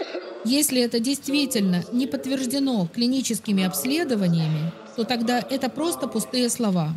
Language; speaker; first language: Russian; native; Russian